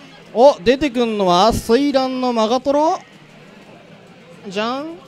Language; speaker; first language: Japanese; native; Japanese